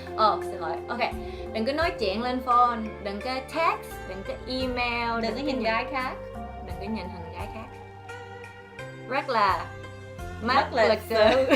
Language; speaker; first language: Vietnamese; early bilingual, heritage; Vietnamese